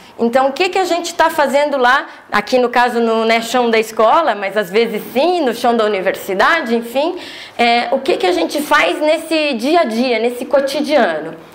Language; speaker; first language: Portuguese; native; Portuguese